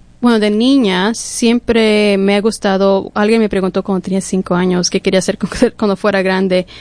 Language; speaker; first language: Spanish; early bilingual, heritage; English